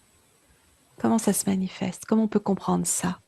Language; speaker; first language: French; native; French